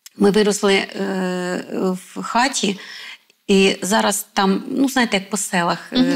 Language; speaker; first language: Ukrainian; native; Ukrainian